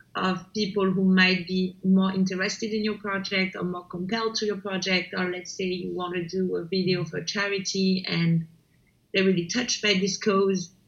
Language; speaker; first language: English; non-native, fluent; French